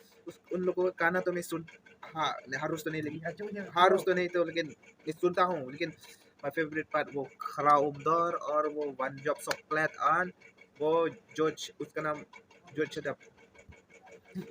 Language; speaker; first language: Hindi; non-native, local second language; Khasi